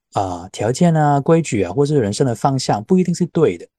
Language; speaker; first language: Chinese; non-native, local second language; Cantonese